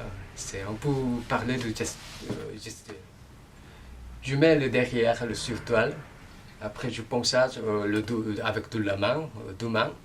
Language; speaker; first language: French; non-native, learner; Korean